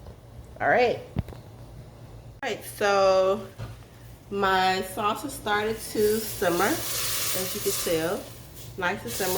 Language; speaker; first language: English; native; English